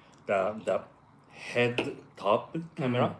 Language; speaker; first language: English; non-native, fluent; Japanese